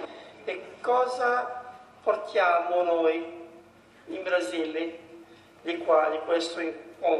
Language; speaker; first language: Italian; non-native, learner; Portuguese